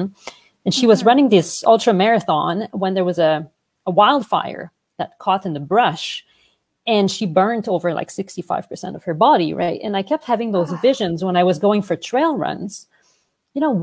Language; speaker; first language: English; non-native, fluent; French